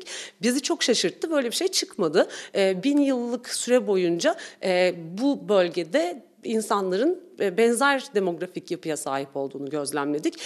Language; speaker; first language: Turkish; native; Turkish